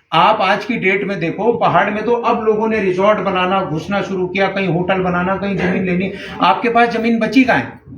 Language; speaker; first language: Hindi; native; Hindi